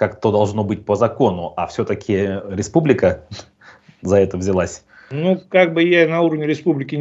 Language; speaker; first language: Russian; native; Russian